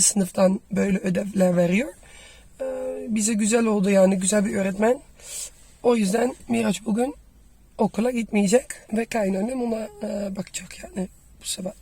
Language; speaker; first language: Turkish; non-native, fluent; Dutch